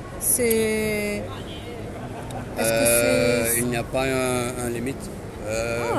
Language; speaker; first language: French; non-native, local second language; Dutch